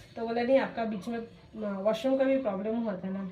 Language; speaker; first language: Hindi; non-native, local second language; Bangla